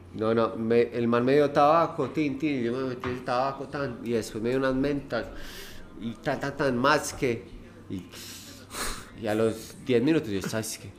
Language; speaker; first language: Spanish; native; Spanish